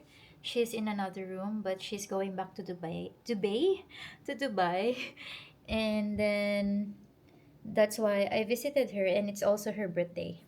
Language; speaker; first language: English; non-native, local second language; Filipino